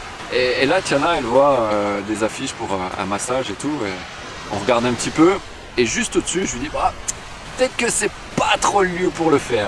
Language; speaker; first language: French; native; French